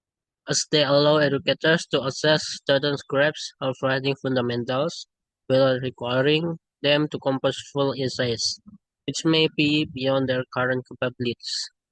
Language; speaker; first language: English; non-native, learner; Indonesian